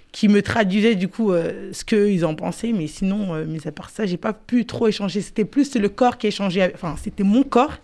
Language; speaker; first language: French; native; French